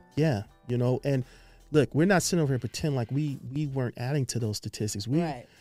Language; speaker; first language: English; native; English